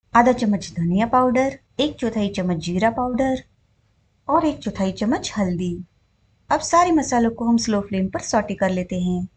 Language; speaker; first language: Hindi; native; Hindi